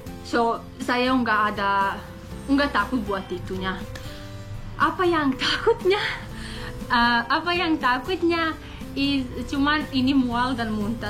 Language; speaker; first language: Indonesian; non-native, learner; English